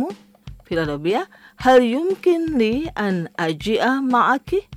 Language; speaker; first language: Arabic; non-native, fluent; Indonesian